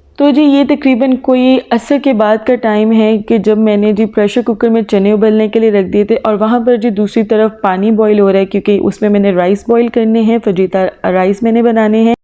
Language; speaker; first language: Urdu; native; Urdu